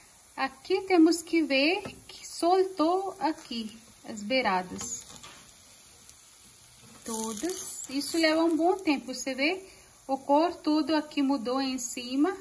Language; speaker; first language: Portuguese; non-native, fluent; Hindi